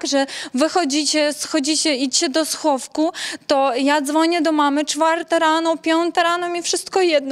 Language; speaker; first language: Polish; non-native, learner; Ukrainian